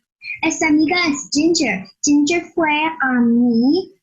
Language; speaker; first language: Spanish; non-native, learner; English